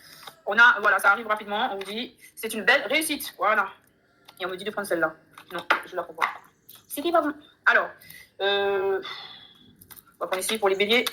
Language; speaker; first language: French; native; French